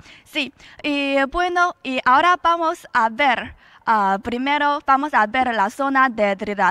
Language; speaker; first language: Spanish; non-native, learner; Chinese